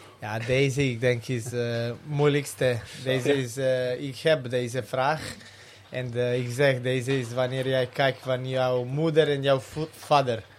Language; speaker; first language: Dutch; non-native, learner; Serbian